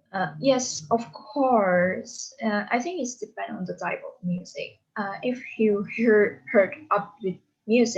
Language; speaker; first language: English; non-native, learner; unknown